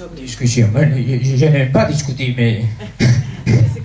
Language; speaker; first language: French; non-native, fluent; Spanish